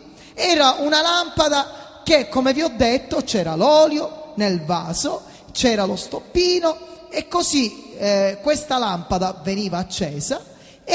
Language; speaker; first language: Italian; native; Italian